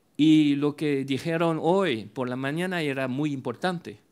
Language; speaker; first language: Spanish; non-native, fluent; French